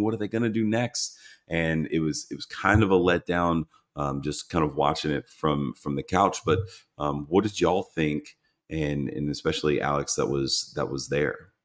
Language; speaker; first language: English; native; English